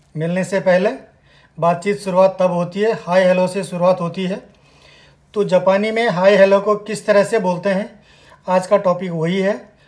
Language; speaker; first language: Hindi; native; Hindi